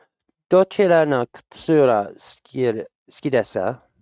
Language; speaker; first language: Japanese; non-native, learner; English